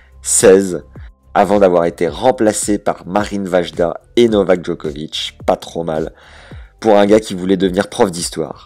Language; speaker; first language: French; native; French